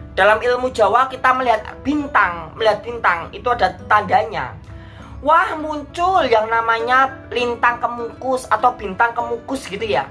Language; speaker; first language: Indonesian; non-native, local second language; Javanese